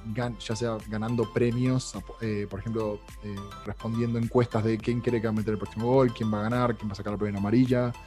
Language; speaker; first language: Spanish; native; Spanish